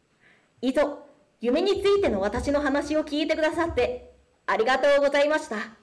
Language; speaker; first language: Japanese; non-native, fluent; Korean